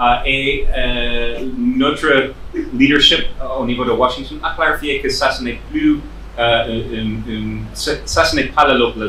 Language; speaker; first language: French; non-native, fluent; English